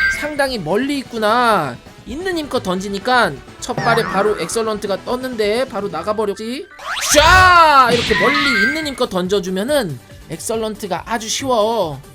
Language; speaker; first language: Korean; native; Korean